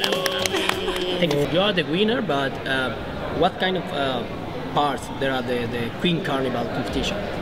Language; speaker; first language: English; non-native, learner; Spanish